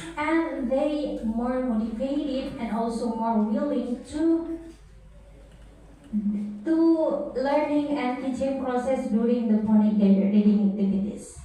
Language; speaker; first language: English; non-native, learner; Indonesian